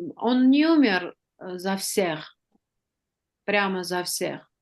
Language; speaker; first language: Russian; non-native, fluent; Armenian